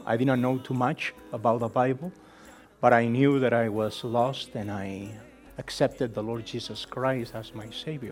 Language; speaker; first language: English; non-native, fluent; Spanish